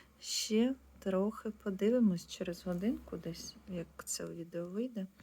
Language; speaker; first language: Ukrainian; non-native, local second language; Russian